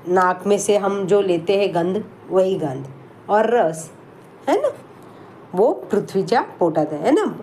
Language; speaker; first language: Hindi; non-native, local second language; Marathi